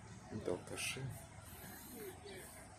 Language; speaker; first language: Russian; native; Russian